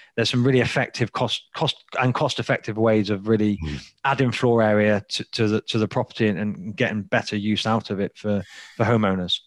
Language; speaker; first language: English; native; English